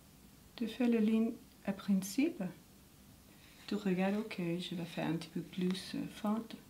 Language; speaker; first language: French; non-native, learner; English